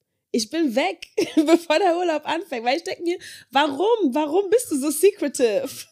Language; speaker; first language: German; native; German